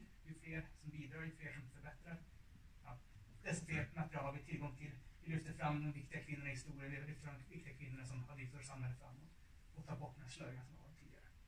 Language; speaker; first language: Swedish; native; Swedish